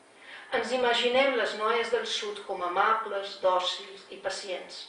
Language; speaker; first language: Catalan; non-native, fluent; Slovenian